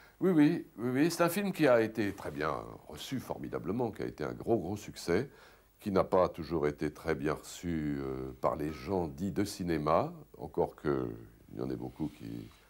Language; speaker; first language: French; native; French